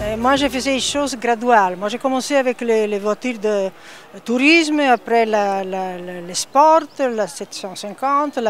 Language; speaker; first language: French; non-native, fluent; Italian